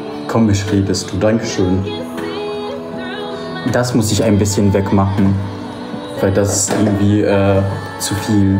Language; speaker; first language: German; non-native, fluent; Polish